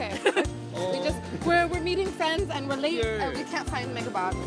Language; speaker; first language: English; native; English